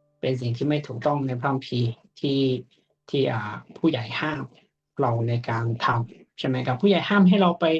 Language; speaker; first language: Thai; native; Thai